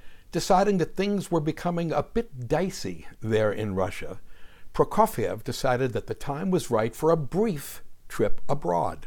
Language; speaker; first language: English; native; English